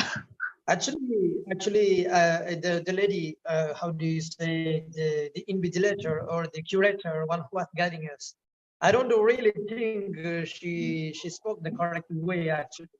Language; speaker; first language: English; non-native, local second language; Malayalam